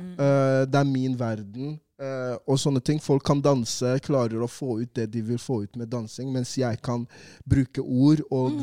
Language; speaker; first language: Norwegian; early bilingual, other home language; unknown